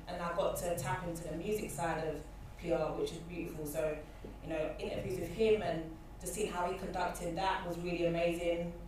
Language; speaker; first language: English; native; English